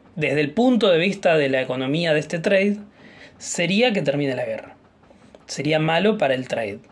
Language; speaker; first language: Spanish; native; Spanish